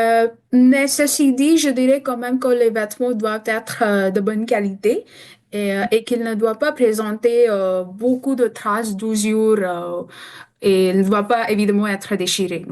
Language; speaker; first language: French; non-native, fluent; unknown